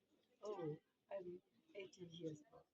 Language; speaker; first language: English; non-native, learner; Spanish